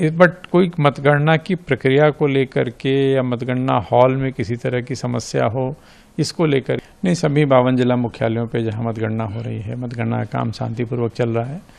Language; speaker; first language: Hindi; native; Hindi